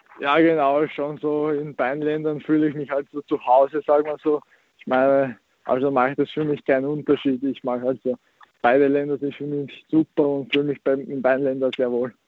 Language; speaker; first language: German; early bilingual, other home language; Croatian